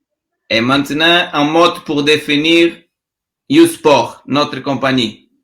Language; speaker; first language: French; non-native, learner; Portuguese